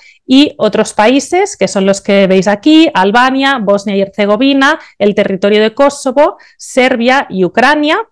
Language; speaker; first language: Spanish; native; Spanish